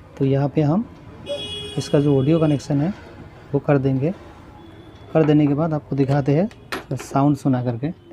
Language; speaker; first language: Hindi; native; Hindi